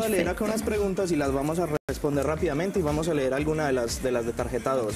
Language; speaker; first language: Spanish; native; Spanish